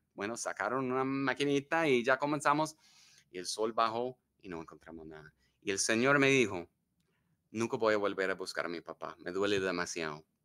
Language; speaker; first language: Spanish; non-native, fluent; English